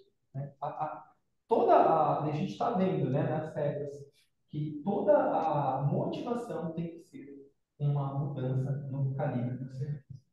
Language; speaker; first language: Portuguese; native; Portuguese